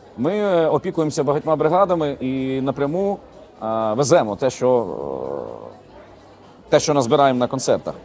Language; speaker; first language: Ukrainian; native; Ukrainian